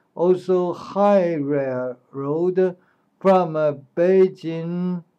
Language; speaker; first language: English; non-native, learner; Chinese